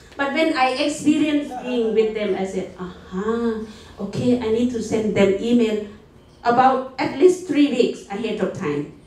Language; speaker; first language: English; non-native, fluent; Thai